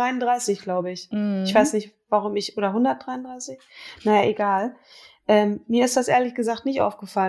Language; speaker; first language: German; native; German